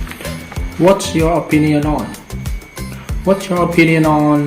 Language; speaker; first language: English; non-native, fluent; Indonesian